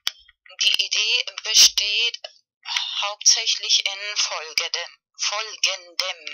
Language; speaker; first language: German; non-native, fluent; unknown